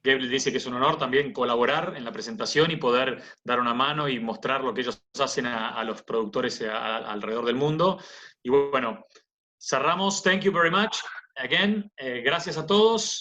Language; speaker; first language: Spanish; native; Spanish